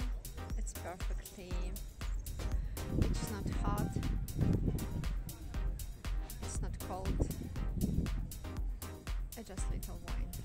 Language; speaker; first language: English; non-native, learner; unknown